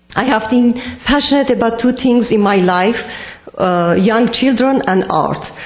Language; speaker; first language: English; non-native, fluent; Persian